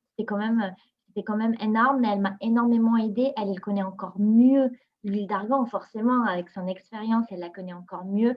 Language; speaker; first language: French; non-native, local second language; Arabic